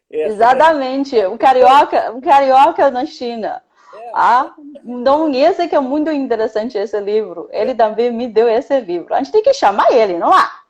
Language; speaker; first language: Portuguese; non-native, fluent; Chinese